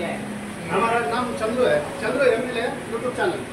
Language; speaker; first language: Hindi; non-native, local second language; Kannada